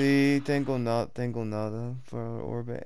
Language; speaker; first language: Spanish; non-native, learner; English